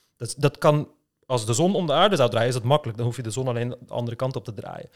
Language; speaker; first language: Dutch; early bilingual, other home language; Turkish